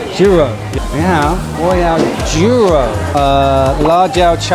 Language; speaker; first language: Chinese; non-native, learner; English